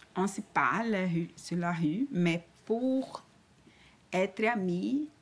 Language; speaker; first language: French; non-native, learner; Portuguese